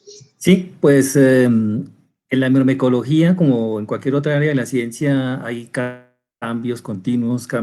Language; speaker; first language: Spanish; native; Spanish